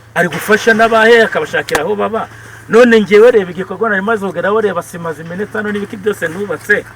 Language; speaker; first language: Kinyarwanda; native; Kinyarwanda